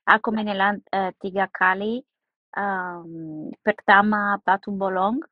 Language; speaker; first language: Indonesian; non-native, learner; English